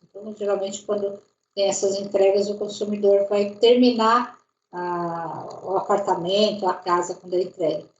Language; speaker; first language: Portuguese; native; Portuguese